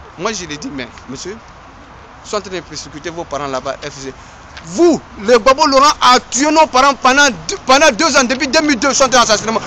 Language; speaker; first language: French; non-native, local second language; Dyula